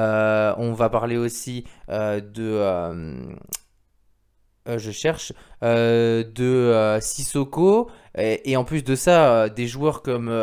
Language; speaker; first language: French; native; French